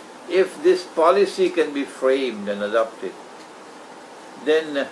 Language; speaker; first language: English; native; English